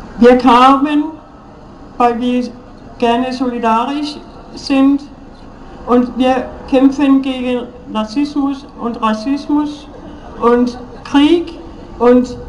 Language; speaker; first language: German; non-native, learner; Danish